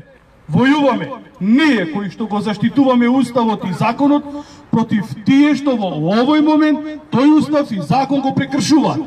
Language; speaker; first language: Macedonian; native; Macedonian